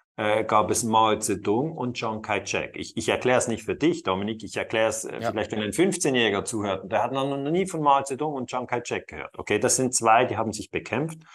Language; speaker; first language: German; non-native, local second language; Italian